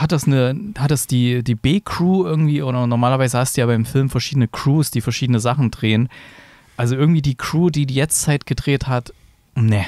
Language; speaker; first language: German; native; German